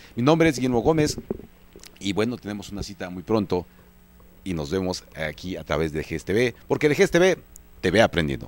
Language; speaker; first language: Spanish; native; Spanish